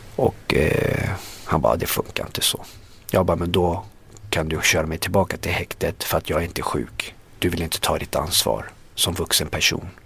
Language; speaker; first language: Swedish; early bilingual, other home language; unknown